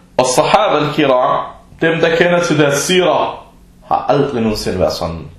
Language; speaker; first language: Danish; early bilingual, other home language; Arabic